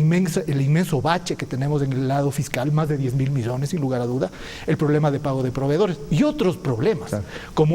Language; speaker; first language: Spanish; native; Spanish